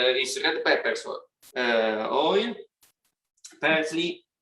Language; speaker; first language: English; non-native, learner; Italian